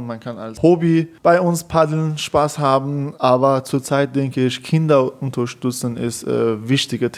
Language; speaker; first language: German; non-native, fluent; Persian